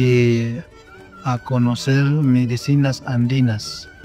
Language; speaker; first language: Spanish; non-native, local second language; Quechua